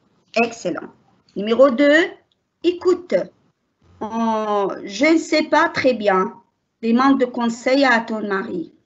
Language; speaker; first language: French; non-native, learner; Arabic